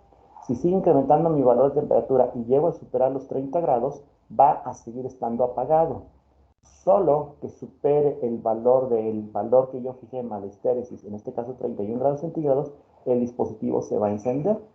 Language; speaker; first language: Spanish; native; Spanish